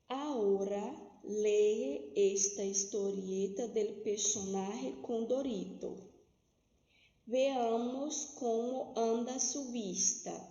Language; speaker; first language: Spanish; non-native, fluent; Portuguese